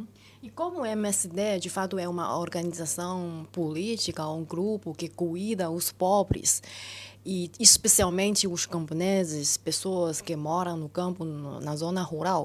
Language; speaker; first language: Portuguese; non-native, fluent; Chinese